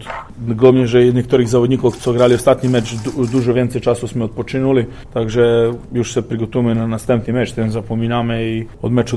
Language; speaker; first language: Polish; non-native, fluent; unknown